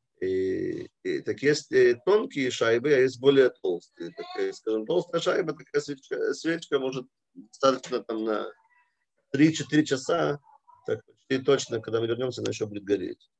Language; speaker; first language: Russian; early bilingual, heritage; Russian